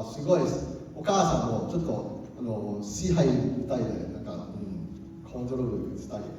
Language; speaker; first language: Japanese; non-native, learner; Cantonese